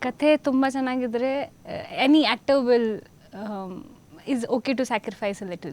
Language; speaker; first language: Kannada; non-native, learner; Hindi